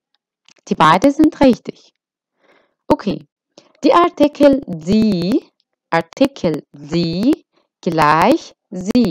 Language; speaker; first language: German; non-native, fluent; Arabic